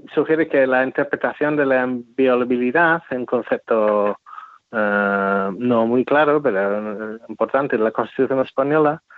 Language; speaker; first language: Spanish; non-native, fluent; English